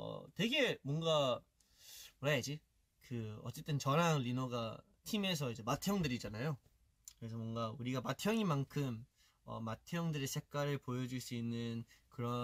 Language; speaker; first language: Korean; early bilingual, heritage; Korean